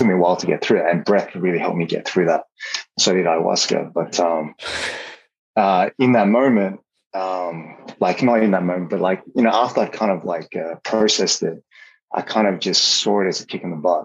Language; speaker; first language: English; native; English